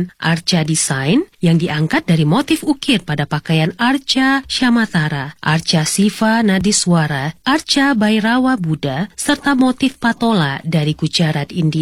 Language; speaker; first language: Indonesian; native; Indonesian